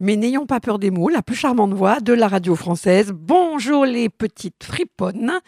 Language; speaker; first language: French; native; French